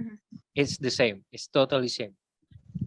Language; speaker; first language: English; non-native, learner; Indonesian